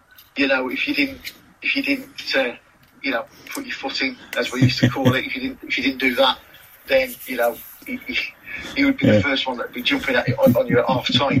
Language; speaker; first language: English; native; English